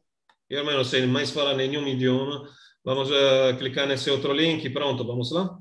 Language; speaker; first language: Portuguese; non-native, learner; Italian